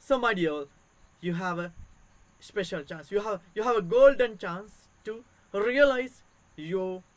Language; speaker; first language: English; non-native, local second language; Sinhala